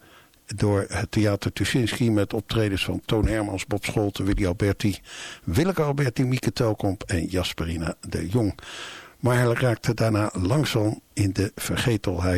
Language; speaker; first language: Dutch; native; Dutch